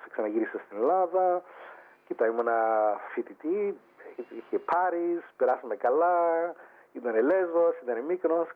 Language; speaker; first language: Greek; early bilingual, heritage; Greek